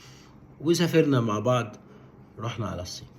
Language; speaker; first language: Arabic; native; Arabic